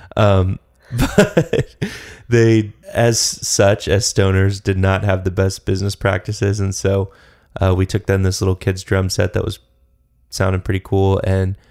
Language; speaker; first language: English; native; English